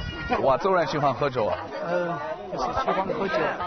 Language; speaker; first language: Chinese; non-native, learner; English